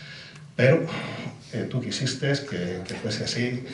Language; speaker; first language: Spanish; native; Spanish